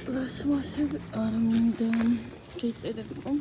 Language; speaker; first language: Georgian; early bilingual, heritage; Georgian